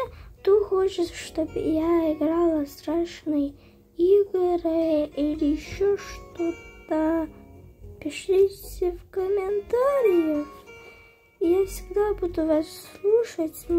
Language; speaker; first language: Russian; early bilingual, heritage; Russian